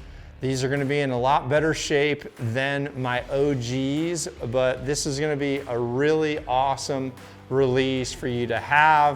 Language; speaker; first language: English; native; English